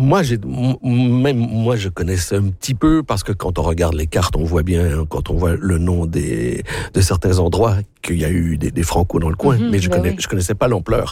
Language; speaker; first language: French; native; French